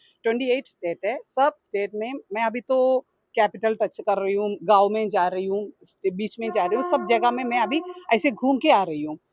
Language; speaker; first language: Hindi; non-native, local second language; Malayalam